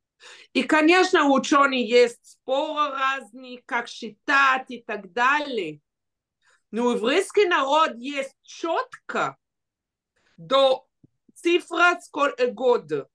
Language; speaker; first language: Russian; early bilingual, heritage; Russian